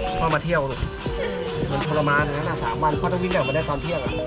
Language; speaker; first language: Thai; native; Thai